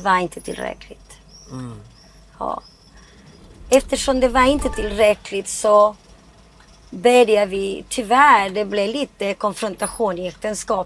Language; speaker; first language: Swedish; non-native, fluent; Spanish